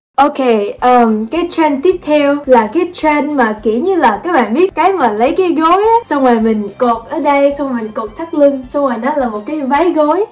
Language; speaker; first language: Vietnamese; early bilingual, other home language; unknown